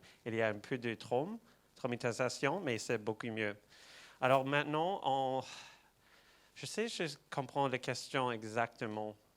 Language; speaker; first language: French; non-native, fluent; English